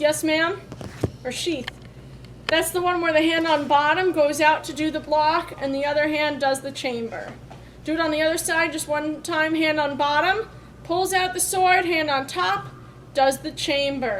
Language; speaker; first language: English; native; English